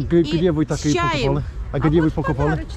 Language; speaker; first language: Russian; non-native, learner; English